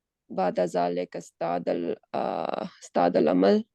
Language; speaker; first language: Arabic; non-native, learner; Urdu